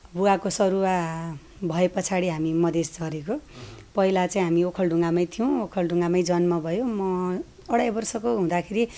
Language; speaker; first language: Nepali; native; Nepali